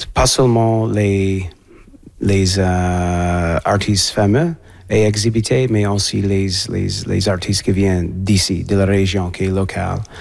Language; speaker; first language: French; non-native, fluent; English